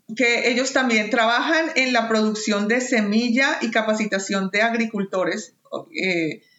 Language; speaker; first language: Spanish; native; Spanish